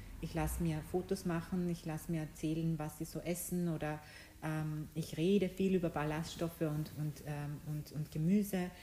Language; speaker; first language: German; early bilingual, other home language; Bosnian